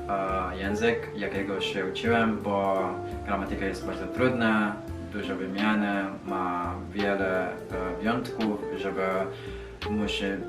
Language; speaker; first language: Polish; non-native, learner; Indonesian